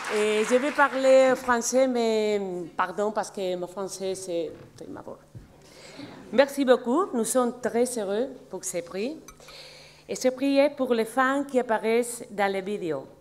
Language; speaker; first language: French; non-native, learner; Spanish